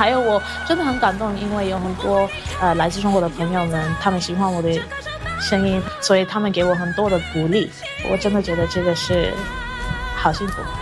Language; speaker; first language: Chinese; non-native, fluent; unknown